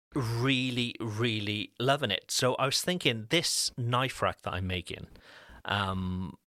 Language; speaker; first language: English; native; English